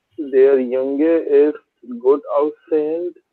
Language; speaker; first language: German; non-native, learner; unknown